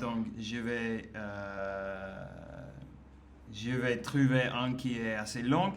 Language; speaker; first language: French; non-native, learner; English